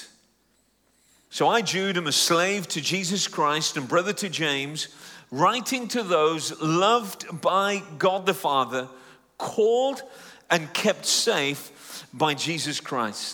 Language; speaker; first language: English; native; English